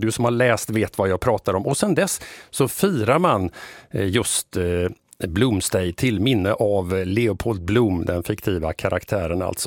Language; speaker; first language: Swedish; native; Swedish